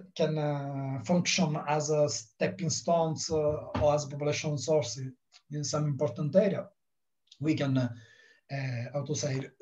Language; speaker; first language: English; non-native, learner; Italian